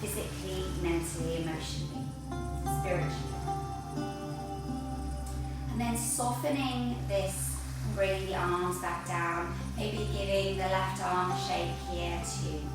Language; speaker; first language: English; native; English